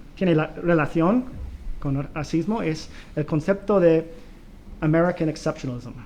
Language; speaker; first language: Spanish; non-native, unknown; English